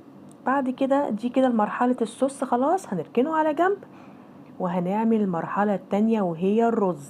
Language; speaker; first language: Arabic; native; Arabic